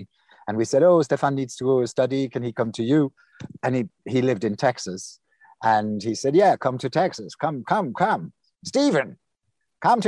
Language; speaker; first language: English; non-native, fluent; French